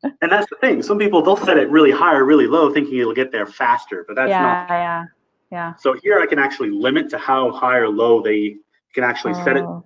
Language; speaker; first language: English; native; English